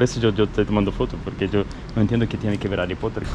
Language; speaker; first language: Spanish; non-native, fluent; German